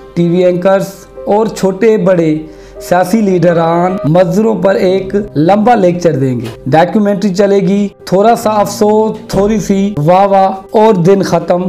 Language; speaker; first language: Urdu; non-native, local second language; Sindhi